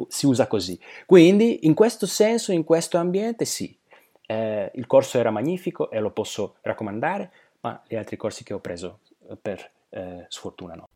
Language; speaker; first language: Italian; non-native, fluent; Slovak